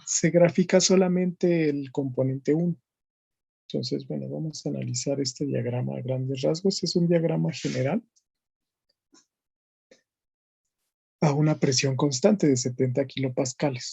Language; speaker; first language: Spanish; native; Spanish